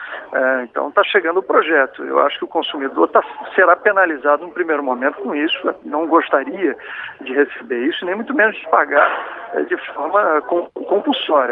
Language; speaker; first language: Portuguese; native; Portuguese